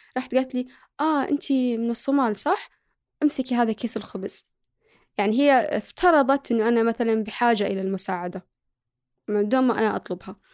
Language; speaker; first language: Arabic; early bilingual, other home language; Somali